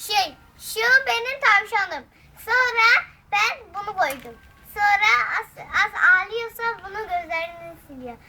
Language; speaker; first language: Turkish; early bilingual, heritage; Turkish